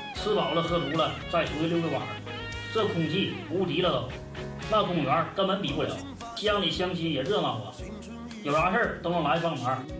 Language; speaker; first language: Chinese; native; Chinese